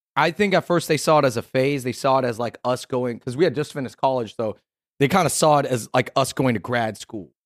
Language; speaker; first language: English; native; English